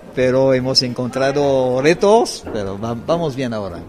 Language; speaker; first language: Spanish; non-native, fluent; French